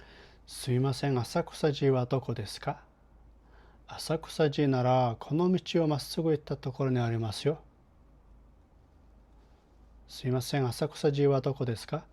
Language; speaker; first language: Japanese; non-native, learner; Mongolian